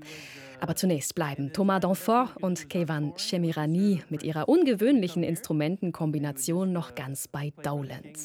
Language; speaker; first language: German; native; German